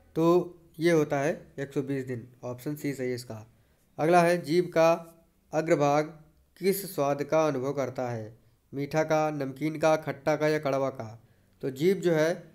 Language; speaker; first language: Hindi; native; Hindi